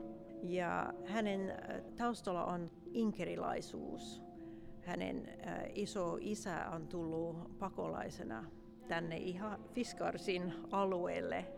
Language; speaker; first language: Finnish; non-native, fluent; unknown